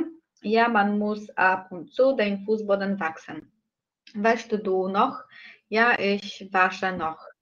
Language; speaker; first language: German; non-native, learner; Polish